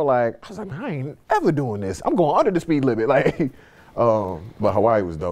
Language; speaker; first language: English; native; English